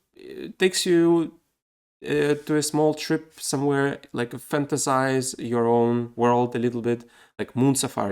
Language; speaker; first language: English; non-native, fluent; Russian